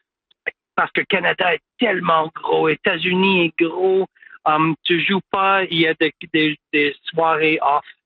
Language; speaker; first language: French; non-native, local second language; English